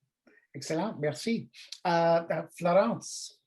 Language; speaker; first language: French; non-native, learner; English